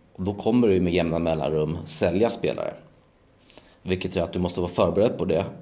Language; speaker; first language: Swedish; native; Swedish